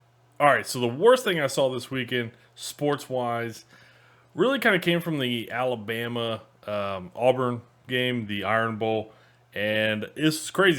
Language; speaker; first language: English; native; English